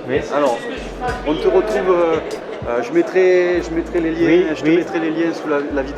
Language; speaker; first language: French; native; French